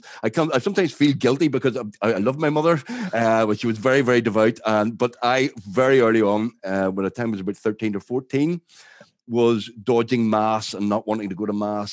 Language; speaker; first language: English; native; English